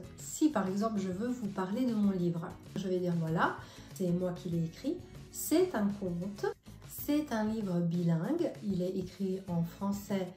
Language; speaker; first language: French; non-native, fluent; Italian